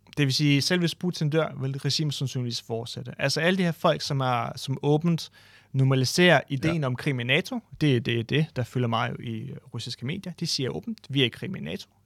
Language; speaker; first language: Danish; non-native, fluent; Ukrainian